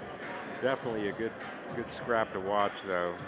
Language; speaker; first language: English; native; English